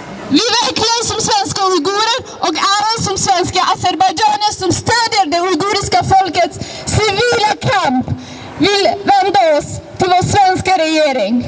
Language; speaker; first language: Swedish; non-native, fluent; Azerbaijani